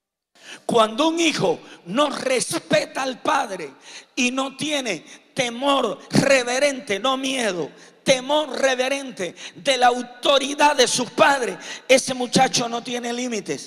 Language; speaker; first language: Spanish; native; Spanish